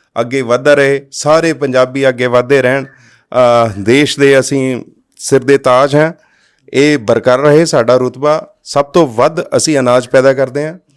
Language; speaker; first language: Punjabi; non-native, local second language; Hindi